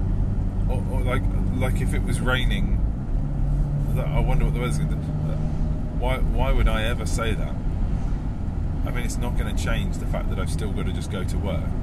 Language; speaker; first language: English; native; English